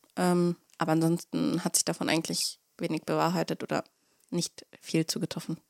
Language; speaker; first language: German; early bilingual, other home language; Russian